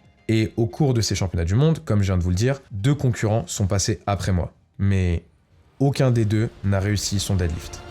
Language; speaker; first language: French; native; French